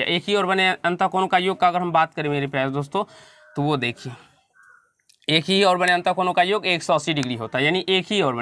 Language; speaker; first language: Hindi; native; Hindi